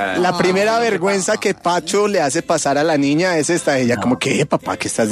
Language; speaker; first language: Spanish; native; Spanish